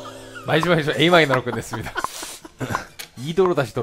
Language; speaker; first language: Korean; native; Korean